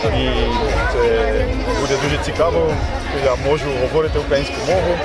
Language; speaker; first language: Ukrainian; non-native, learner; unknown